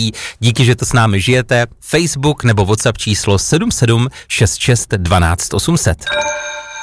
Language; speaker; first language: Czech; native; Czech